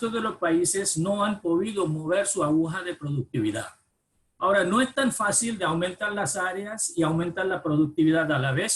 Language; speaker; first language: Spanish; non-native, fluent; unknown